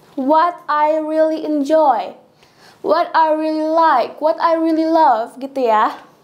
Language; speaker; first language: English; non-native, fluent; Indonesian